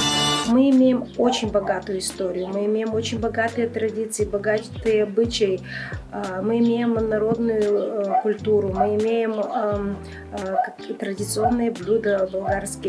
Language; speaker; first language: Russian; non-native, local second language; Bulgarian